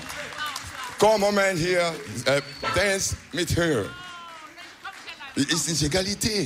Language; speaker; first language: English; non-native, learner; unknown